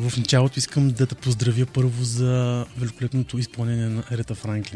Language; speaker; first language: Bulgarian; native; Bulgarian